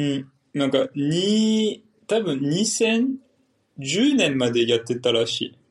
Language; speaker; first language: Japanese; non-native, fluent; French